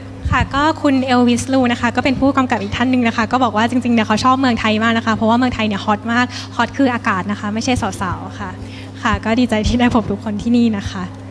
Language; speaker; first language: Thai; native; Thai